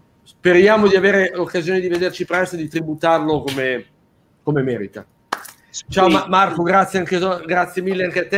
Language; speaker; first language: Italian; native; Italian